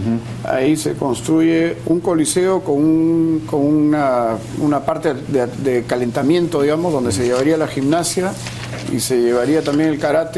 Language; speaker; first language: Spanish; native; Spanish